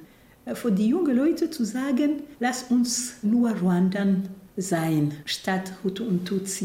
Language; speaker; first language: German; non-native, fluent; Kinyarwanda